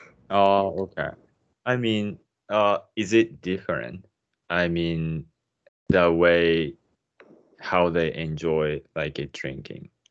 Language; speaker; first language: English; non-native, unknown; Japanese